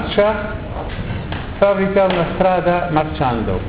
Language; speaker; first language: Italian; non-native, learner; French